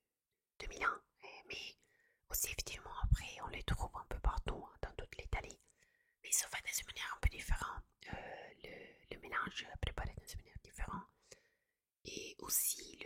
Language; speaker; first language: French; non-native, fluent; Italian